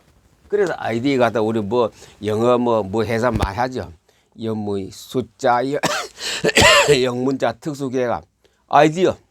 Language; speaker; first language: Korean; native; Korean